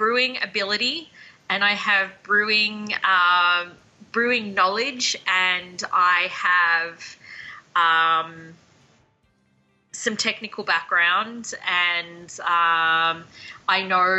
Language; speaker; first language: English; native; English